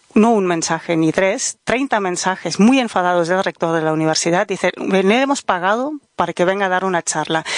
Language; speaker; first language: Spanish; non-native, fluent; Dutch